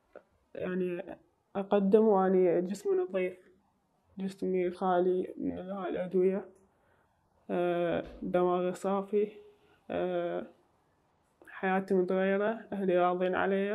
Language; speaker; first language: Arabic; native; Arabic